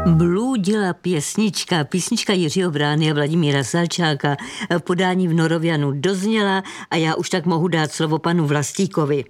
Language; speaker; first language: Czech; native; Czech